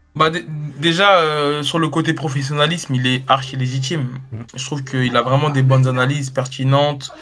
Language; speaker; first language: French; native; French